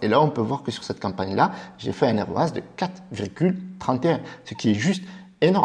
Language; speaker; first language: French; native; French